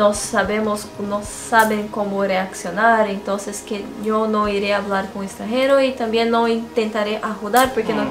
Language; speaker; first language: Spanish; non-native, fluent; Portuguese